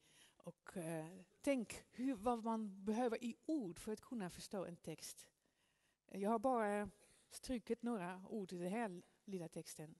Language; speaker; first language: Swedish; non-native, fluent; Dutch